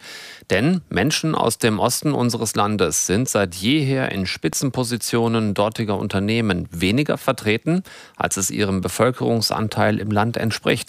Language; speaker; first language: German; native; German